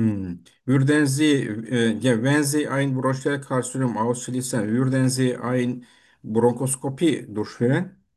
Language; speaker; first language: German; non-native, fluent; Turkish